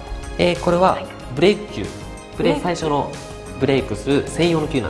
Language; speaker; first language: Japanese; native; Japanese